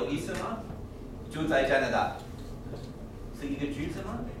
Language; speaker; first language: Chinese; non-native, learner; English